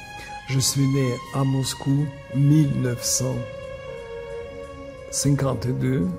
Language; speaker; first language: French; non-native, fluent; Russian